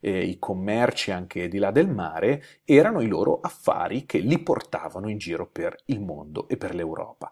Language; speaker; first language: Italian; native; Italian